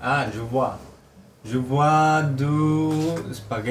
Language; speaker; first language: French; non-native, learner; Spanish